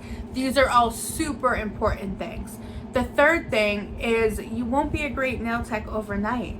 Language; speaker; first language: English; native; English